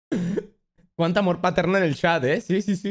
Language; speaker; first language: Spanish; native; Spanish